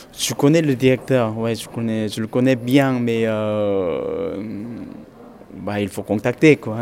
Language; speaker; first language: French; non-native, fluent; Korean